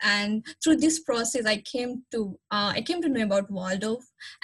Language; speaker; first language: English; non-native, local second language; Nepali